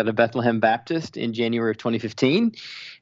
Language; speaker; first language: English; native; English